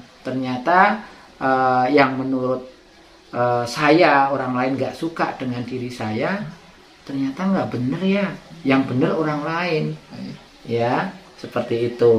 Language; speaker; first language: Indonesian; native; Indonesian